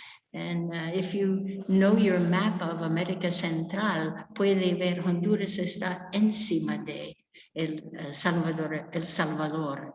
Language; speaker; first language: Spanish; non-native, fluent; English